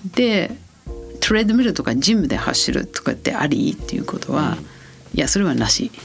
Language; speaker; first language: Japanese; non-native, fluent; English